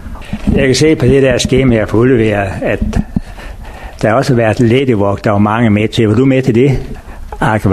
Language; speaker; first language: Danish; native; Danish